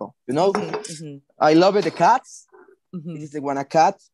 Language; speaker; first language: English; non-native, learner; Spanish